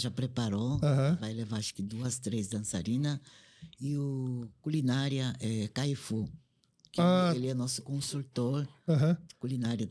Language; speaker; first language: Portuguese; non-native, fluent; Korean